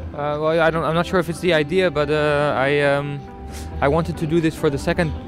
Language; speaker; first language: English; non-native, fluent; Dutch